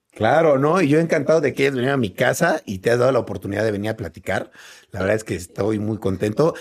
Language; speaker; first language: Spanish; native; Spanish